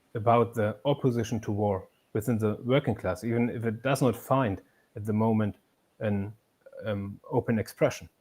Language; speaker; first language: English; non-native, fluent; German